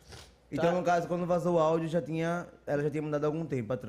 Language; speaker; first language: Portuguese; native; Portuguese